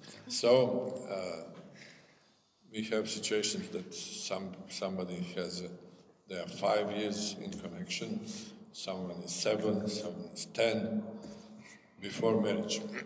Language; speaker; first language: English; non-native, fluent; Serbian